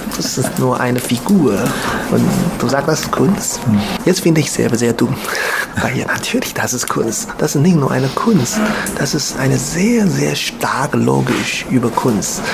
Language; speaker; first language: German; non-native, learner; Chinese